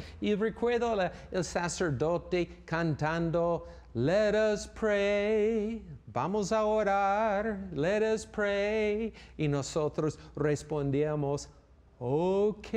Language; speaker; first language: Spanish; non-native, fluent; English